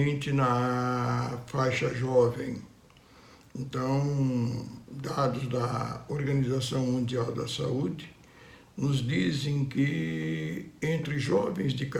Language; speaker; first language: Portuguese; native; Portuguese